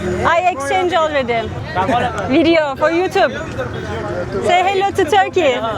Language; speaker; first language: English; non-native, learner; Turkish